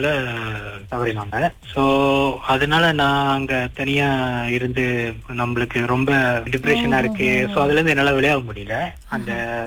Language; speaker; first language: Tamil; early bilingual, heritage; Tamil